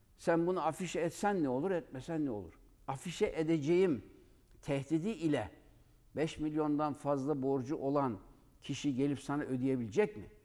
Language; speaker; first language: Turkish; native; Turkish